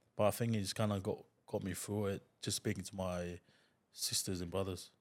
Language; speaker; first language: English; non-native, fluent; Tongan